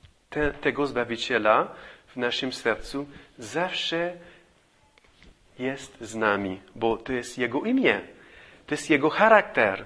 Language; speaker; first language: Polish; non-native, fluent; English